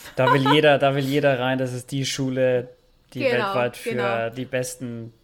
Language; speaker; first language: German; native; German